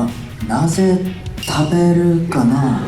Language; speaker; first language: Japanese; non-native, learner; Korean